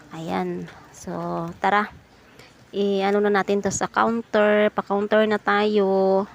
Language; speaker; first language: Filipino; non-native, local second language; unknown